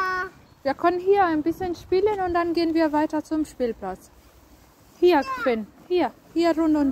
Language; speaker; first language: German; non-native, fluent; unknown